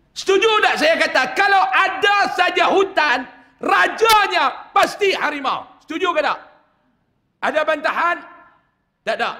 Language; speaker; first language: Malay; native; Malay